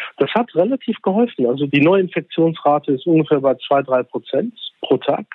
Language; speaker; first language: German; early bilingual, other home language; Turkish